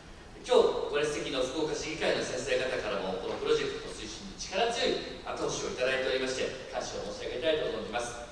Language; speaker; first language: Japanese; native; Japanese